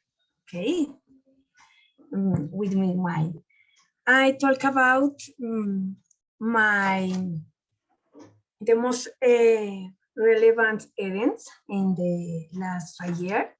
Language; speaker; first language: English; non-native, learner; Spanish